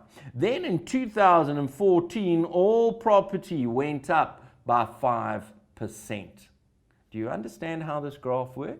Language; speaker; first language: English; native; English